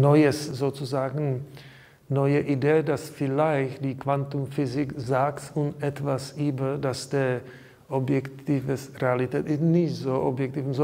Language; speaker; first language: German; non-native, learner; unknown